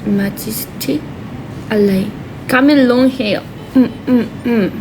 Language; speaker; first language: English; non-native, learner; Korean